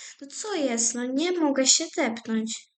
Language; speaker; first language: Polish; native; Polish